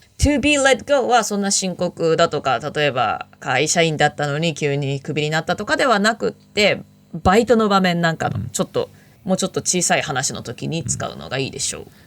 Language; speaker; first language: Japanese; native; Japanese